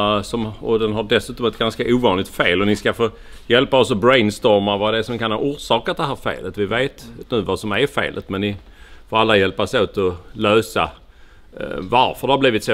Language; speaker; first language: Swedish; native; Swedish